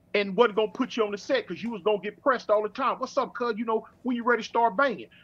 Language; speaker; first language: English; native; English